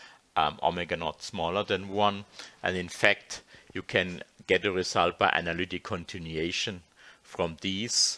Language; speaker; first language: English; non-native, fluent; German